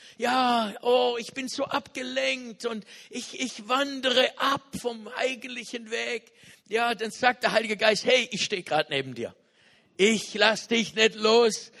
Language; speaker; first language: German; non-native, fluent; English